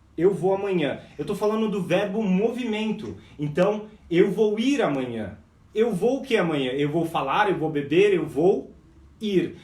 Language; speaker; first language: Portuguese; non-native, fluent; English